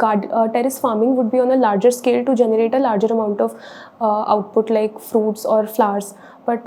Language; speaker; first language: English; non-native, local second language; Hindi